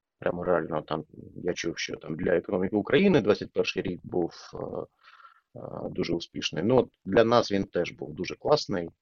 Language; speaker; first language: Ukrainian; non-native, local second language; Russian